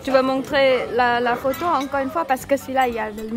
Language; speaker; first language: French; non-native, learner; Khmer